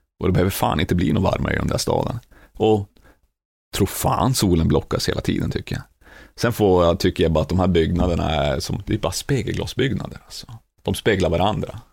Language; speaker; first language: Swedish; native; Swedish